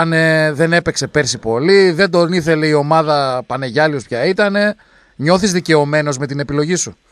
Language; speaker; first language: Greek; native; Greek